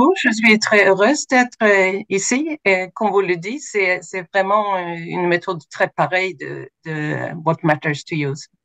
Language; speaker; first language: French; non-native, fluent; Swedish